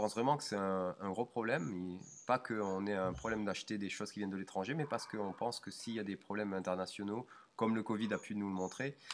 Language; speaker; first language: French; native; French